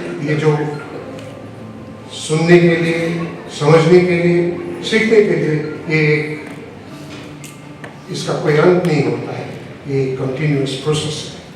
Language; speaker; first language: Hindi; non-native, local second language; Assamese